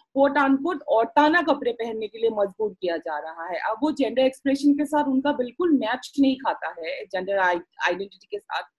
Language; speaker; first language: Hindi; non-native, local second language; Assamese